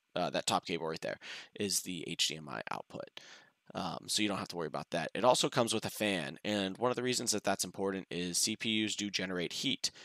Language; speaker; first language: English; native; English